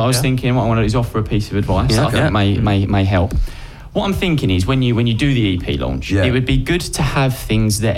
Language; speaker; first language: English; native; English